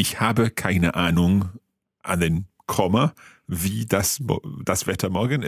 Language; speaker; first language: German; non-native, fluent; English